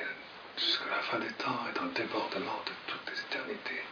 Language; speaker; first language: French; native; French